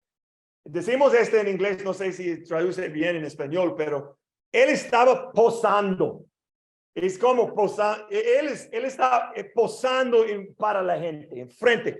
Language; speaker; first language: Spanish; non-native, learner; English